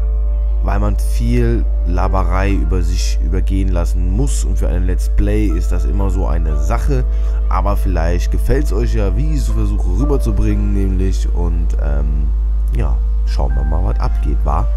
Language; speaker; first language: German; native; German